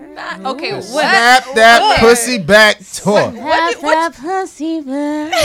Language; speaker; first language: English; native; English